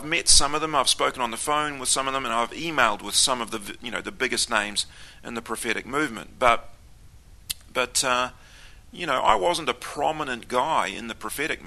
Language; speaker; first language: English; native; English